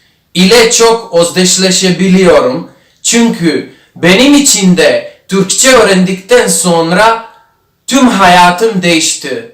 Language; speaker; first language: Turkish; non-native, fluent; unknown